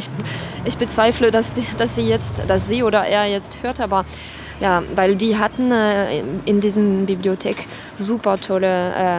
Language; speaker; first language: German; non-native, fluent; French